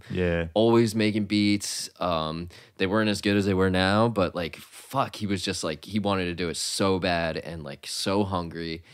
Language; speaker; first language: English; native; English